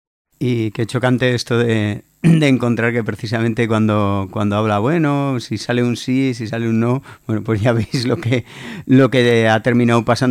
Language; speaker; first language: Spanish; native; Spanish